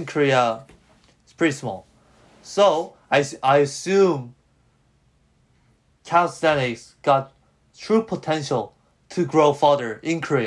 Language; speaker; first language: English; non-native, fluent; Korean